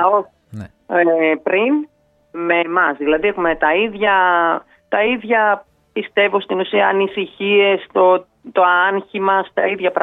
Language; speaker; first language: Greek; native; Greek